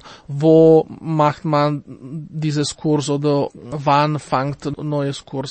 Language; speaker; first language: German; non-native, fluent; Slovak